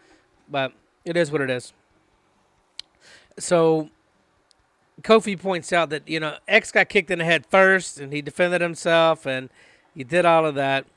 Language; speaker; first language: English; native; English